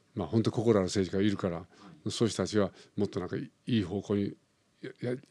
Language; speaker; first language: Japanese; native; Japanese